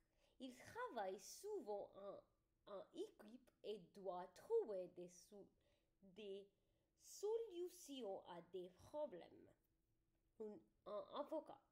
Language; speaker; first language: French; non-native, learner; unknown